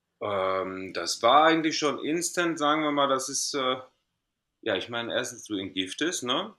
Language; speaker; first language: German; early bilingual, other home language; Greek